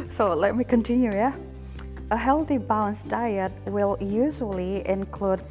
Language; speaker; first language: English; non-native, fluent; Indonesian